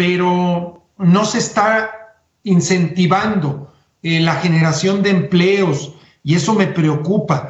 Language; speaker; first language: Spanish; native; Spanish